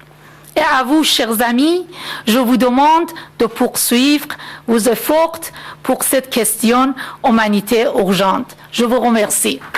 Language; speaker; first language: French; non-native, fluent; Persian